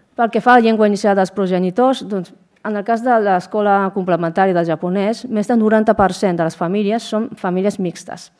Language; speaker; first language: Catalan; non-native, fluent; Japanese